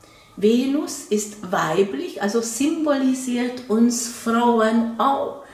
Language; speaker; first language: German; non-native, fluent; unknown